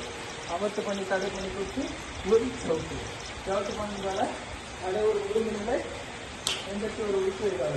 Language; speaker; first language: Tamil; native; Tamil